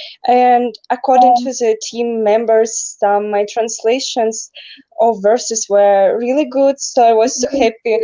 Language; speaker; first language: English; non-native, learner; Russian